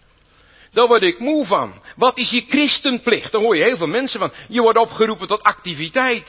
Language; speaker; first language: Dutch; native; Dutch